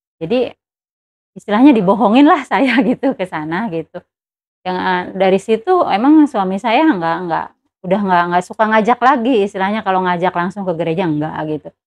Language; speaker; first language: Indonesian; non-native, local second language; Sundanese